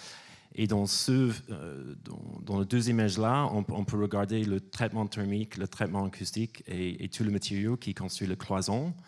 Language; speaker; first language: French; non-native, fluent; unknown